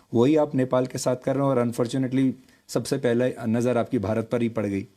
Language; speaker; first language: Hindi; native; Hindi